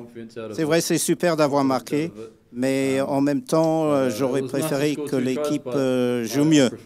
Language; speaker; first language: French; non-native, fluent; English